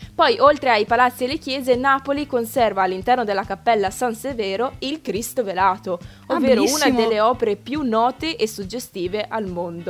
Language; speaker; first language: Italian; native; Italian